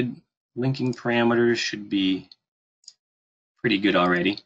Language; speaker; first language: English; native; English